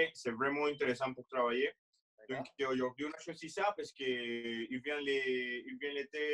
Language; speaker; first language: French; non-native, fluent; Spanish